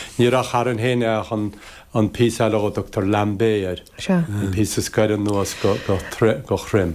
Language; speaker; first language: Irish; native; Irish